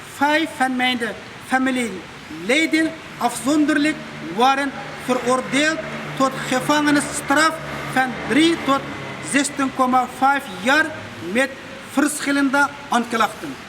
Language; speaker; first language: Dutch; non-native, fluent; Uyghur